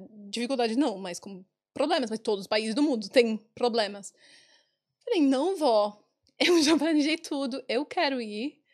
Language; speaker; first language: Portuguese; non-native, fluent; English